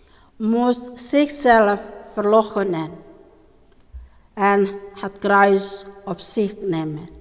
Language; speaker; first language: Dutch; non-native, learner; Indonesian